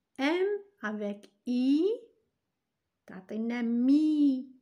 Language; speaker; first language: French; non-native, local second language; Arabic